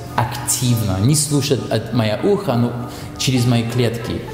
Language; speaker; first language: Russian; non-native, fluent; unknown